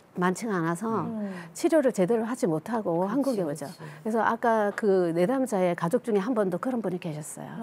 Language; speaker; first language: Korean; native; Korean